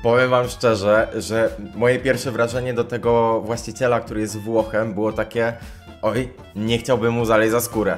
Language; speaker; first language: Polish; native; Polish